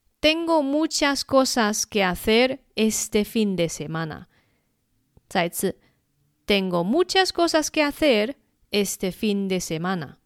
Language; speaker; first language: Spanish; non-native, fluent; Chinese